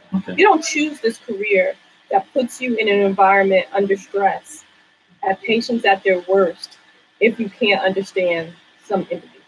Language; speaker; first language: English; native; English